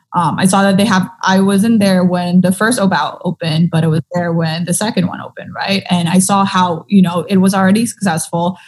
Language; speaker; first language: English; early bilingual, other home language; Thai